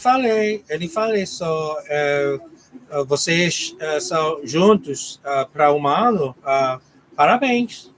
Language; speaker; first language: Portuguese; non-native, learner; English